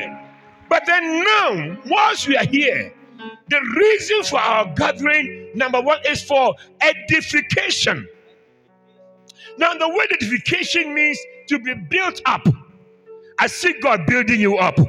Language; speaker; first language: English; non-native, local second language; Akan